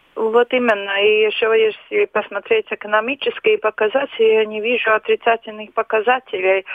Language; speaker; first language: Russian; non-native, local second language; Latvian